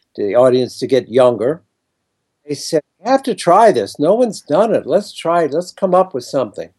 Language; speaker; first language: English; native; English